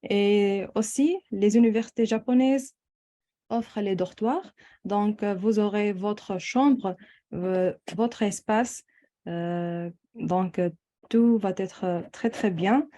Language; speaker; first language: French; non-native, local second language; Arabic